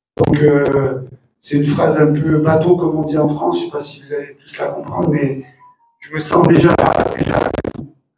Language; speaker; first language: French; native; French